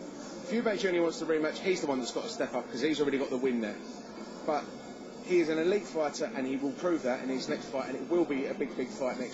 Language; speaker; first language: English; native; English